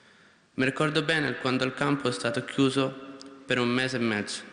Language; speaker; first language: Italian; non-native, learner; Arabic